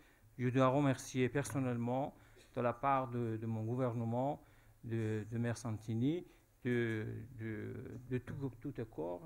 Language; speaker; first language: French; non-native, fluent; Persian